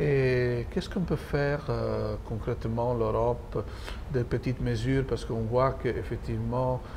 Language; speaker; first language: French; non-native, fluent; Italian